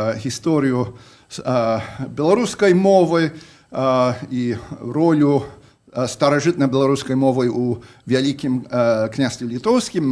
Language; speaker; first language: Belarusian; non-native, fluent; English